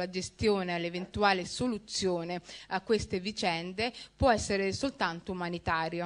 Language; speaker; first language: Italian; early bilingual, other home language; Somali